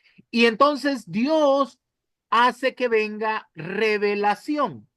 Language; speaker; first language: Spanish; native; Spanish